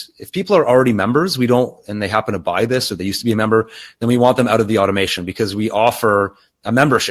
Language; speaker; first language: English; native; English